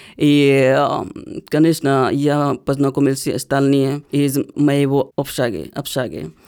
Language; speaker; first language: Russian; non-native, learner; Hindi